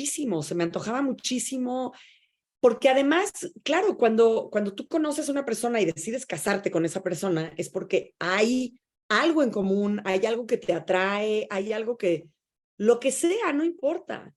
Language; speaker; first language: Spanish; native; Spanish